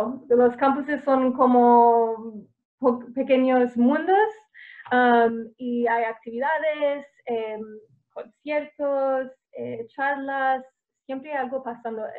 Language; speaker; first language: Spanish; non-native, fluent; English